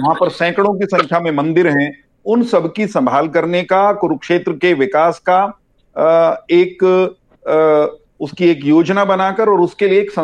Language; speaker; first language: Hindi; native; Hindi